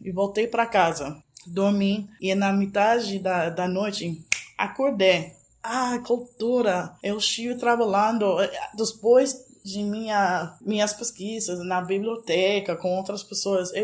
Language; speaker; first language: Portuguese; non-native, fluent; English